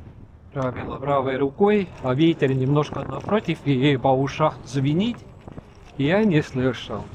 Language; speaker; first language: Russian; non-native, local second language; Estonian